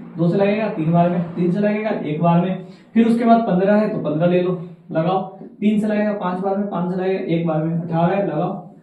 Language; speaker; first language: Hindi; native; Hindi